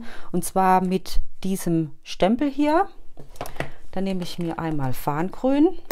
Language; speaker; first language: German; native; German